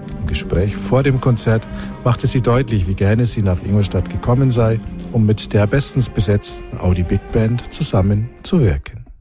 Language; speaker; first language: German; native; German